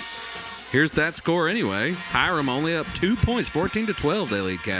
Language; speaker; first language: English; native; English